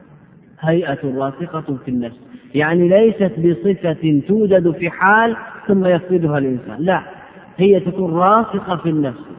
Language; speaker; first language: Arabic; native; Arabic